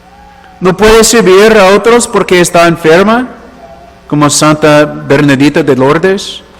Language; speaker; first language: Spanish; non-native, fluent; English